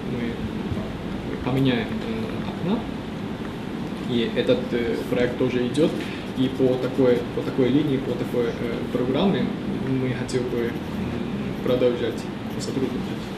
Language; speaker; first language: Russian; non-native, fluent; Japanese